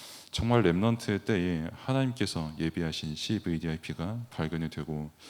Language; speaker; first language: Korean; native; Korean